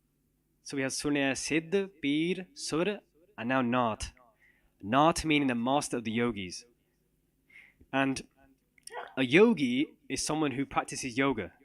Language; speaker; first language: English; non-native, local second language; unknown